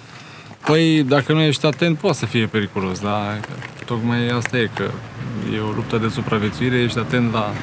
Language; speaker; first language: Romanian; native; Romanian